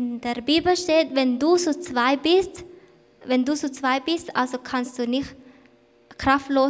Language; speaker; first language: German; non-native, fluent; Thai